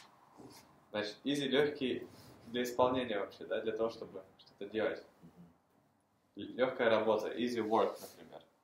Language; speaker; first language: Russian; native; Russian